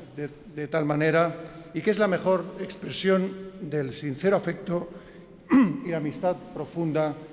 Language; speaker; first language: Spanish; native; Spanish